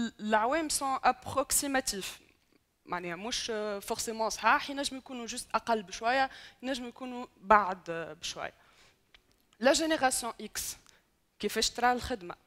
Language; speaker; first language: Arabic; native; Arabic